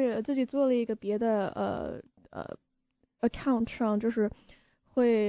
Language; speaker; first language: Chinese; early bilingual, heritage; Chinese